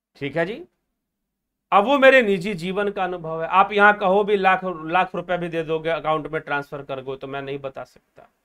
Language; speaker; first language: Hindi; native; Hindi